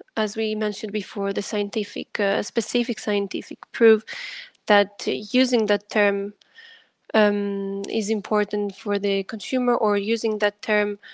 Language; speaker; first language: English; non-native, fluent; Greek